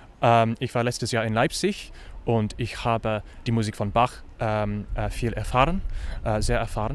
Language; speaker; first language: German; non-native, learner; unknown